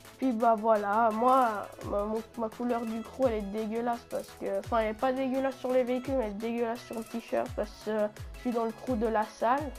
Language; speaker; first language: French; native; French